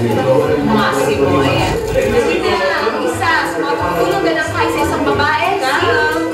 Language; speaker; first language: Filipino; native; Filipino